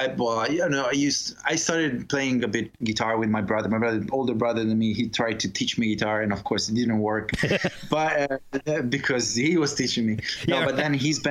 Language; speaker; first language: English; non-native, fluent; Italian